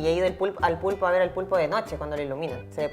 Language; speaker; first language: Spanish; native; Spanish